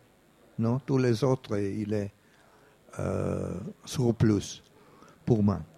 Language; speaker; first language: French; non-native, fluent; Italian